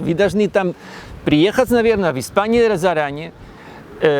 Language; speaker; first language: Russian; non-native, learner; Spanish